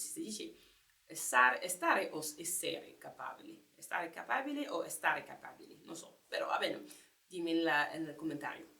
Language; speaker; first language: Italian; non-native, learner; French